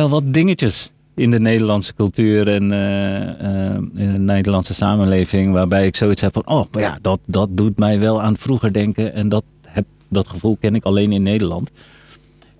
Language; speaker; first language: Dutch; early bilingual, other home language; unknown